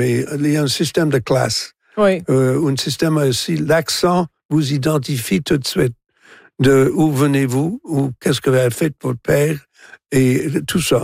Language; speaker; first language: French; non-native, local second language; English